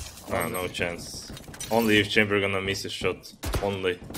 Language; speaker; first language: English; non-native, fluent; Russian